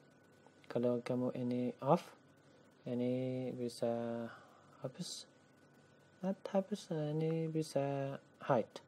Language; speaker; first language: Indonesian; non-native, learner; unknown